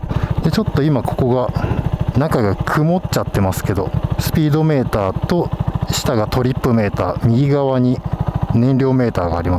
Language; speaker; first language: Japanese; native; Japanese